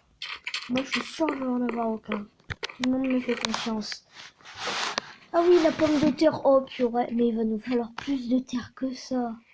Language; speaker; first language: French; native; French